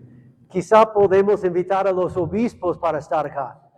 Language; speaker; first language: Spanish; non-native, fluent; English